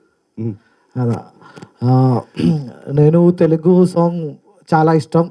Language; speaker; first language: Telugu; non-native, learner; Malayalam